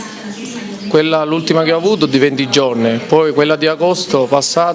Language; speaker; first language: Italian; native; Italian